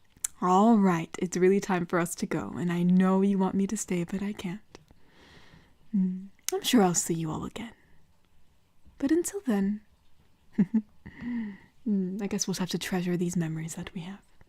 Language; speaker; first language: English; native; English